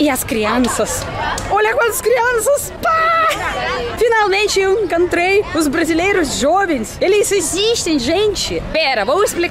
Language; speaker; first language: Portuguese; non-native, fluent; Russian